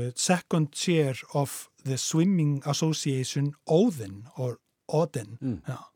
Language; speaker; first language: English; non-native, fluent; Icelandic